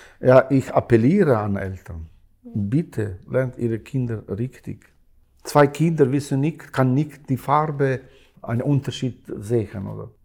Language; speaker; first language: German; non-native, learner; Albanian